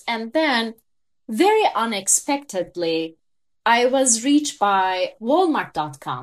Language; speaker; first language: English; non-native, fluent; Turkish